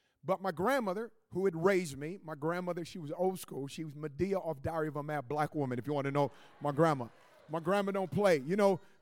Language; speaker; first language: English; native; English